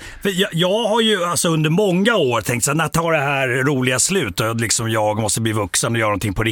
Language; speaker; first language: Swedish; native; Swedish